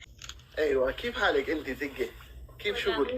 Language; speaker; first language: Arabic; non-native, learner; Amharic